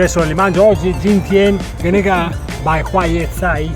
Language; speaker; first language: Italian; non-native, learner; Chinese